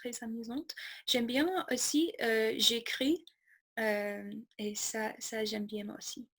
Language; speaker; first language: French; non-native, fluent; English